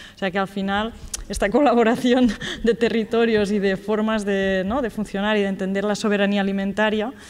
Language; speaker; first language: Spanish; non-native, local second language; Catalan